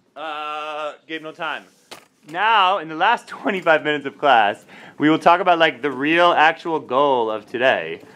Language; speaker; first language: English; native; English